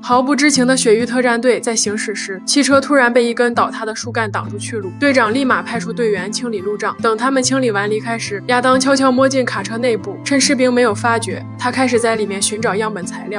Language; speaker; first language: Chinese; native; Chinese